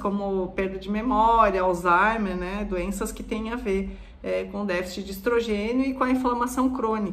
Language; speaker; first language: Portuguese; native; Portuguese